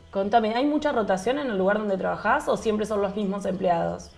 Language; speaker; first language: Spanish; native; Spanish